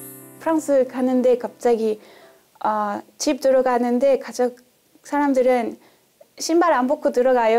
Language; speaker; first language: Korean; non-native, fluent; French